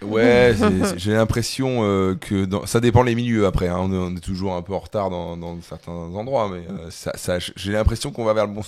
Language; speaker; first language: French; native; French